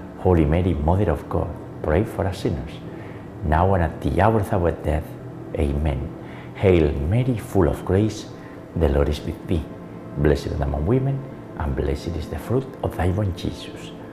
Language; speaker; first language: English; non-native, fluent; Spanish